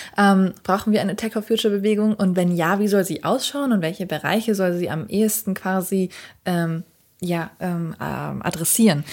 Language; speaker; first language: German; early bilingual, other home language; Kurdish